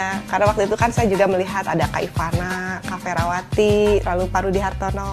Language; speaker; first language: Indonesian; native; Indonesian